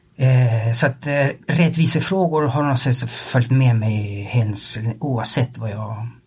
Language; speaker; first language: Swedish; early bilingual, other home language; Spanish